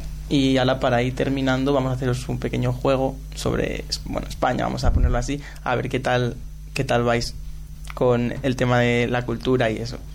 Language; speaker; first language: Spanish; native; Spanish